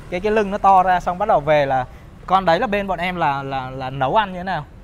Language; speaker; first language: Vietnamese; native; Vietnamese